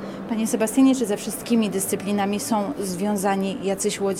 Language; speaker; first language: Polish; native; Polish